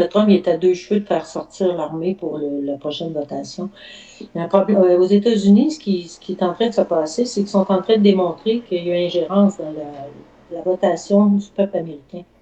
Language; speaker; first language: French; native; French